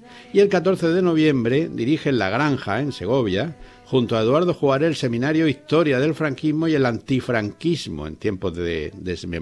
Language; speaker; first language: Spanish; native; Spanish